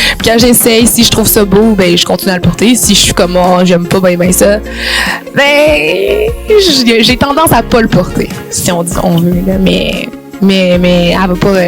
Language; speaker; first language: French; native; French